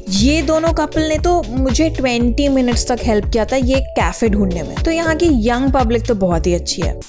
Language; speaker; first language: Hindi; native; Hindi